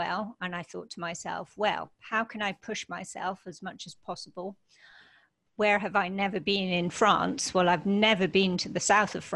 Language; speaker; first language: English; native; English